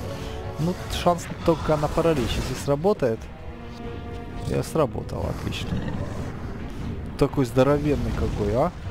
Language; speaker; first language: Russian; native; Russian